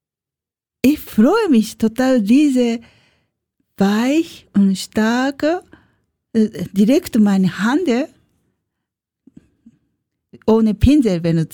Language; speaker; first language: German; non-native, learner; Japanese